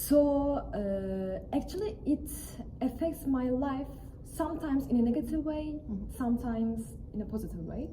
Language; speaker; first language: English; non-native, fluent; Turkish